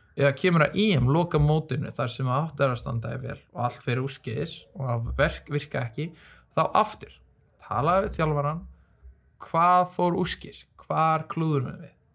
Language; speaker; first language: Icelandic; early bilingual, other home language; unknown